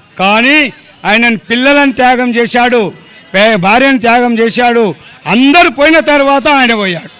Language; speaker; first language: Telugu; native; Telugu